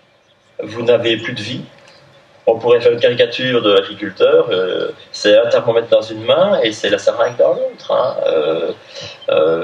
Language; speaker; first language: French; native; French